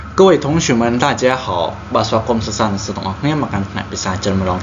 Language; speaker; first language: Chinese; non-native, fluent; Khmer